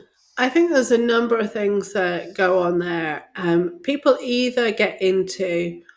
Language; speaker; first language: English; native; English